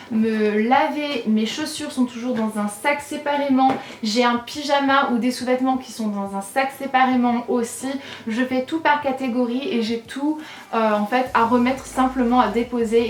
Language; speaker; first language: French; native; French